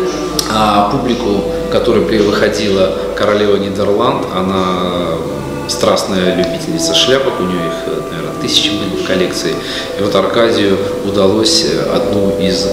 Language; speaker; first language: Russian; native; Russian